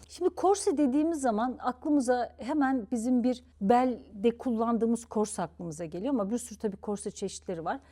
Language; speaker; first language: Turkish; native; Turkish